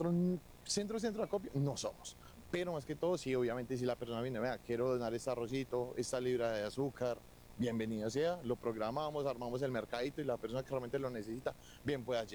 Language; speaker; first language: Spanish; native; Spanish